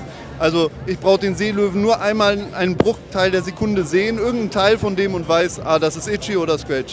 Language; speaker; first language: German; native; German